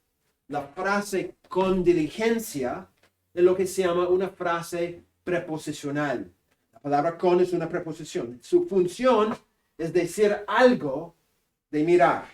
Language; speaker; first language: Spanish; non-native, fluent; English